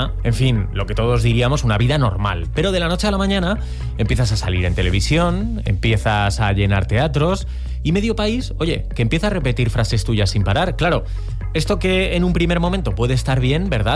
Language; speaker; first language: Spanish; native; Spanish